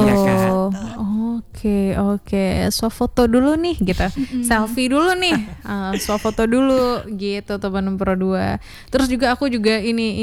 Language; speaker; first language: Indonesian; non-native, local second language; Minangkabau